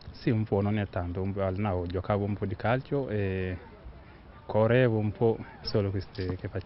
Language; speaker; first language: Italian; non-native, learner; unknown